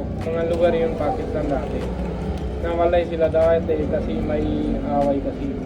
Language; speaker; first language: Filipino; non-native, learner; Punjabi